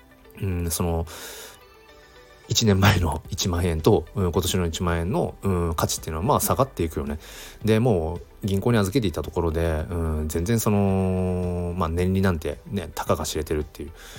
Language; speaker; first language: Japanese; native; Japanese